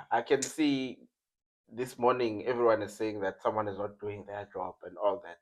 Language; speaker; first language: English; non-native, local second language; Zulu